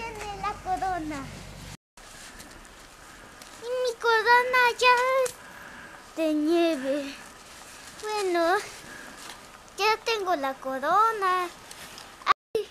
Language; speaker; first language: Spanish; early bilingual, heritage; Spanish